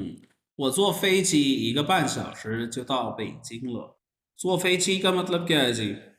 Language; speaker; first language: Chinese; non-native, fluent; Urdu